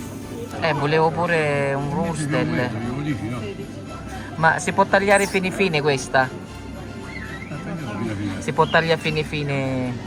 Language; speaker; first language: Italian; non-native, fluent; Filipino